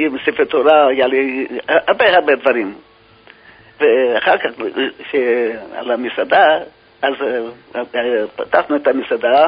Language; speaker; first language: Hebrew; non-native, fluent; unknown